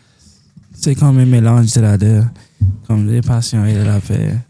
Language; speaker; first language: French; non-native, local second language; English